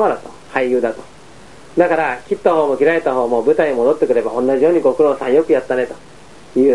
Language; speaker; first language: Japanese; native; Japanese